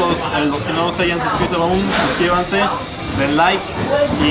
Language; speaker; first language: Spanish; native; Spanish